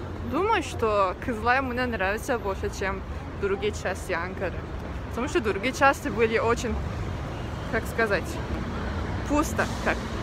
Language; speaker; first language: Russian; non-native, learner; Turkish